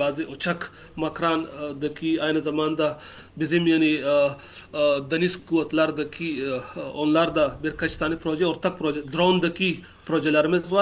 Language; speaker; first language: Turkish; non-native, learner; Urdu